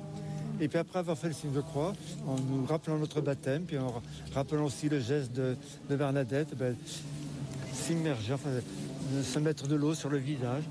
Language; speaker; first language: French; native; French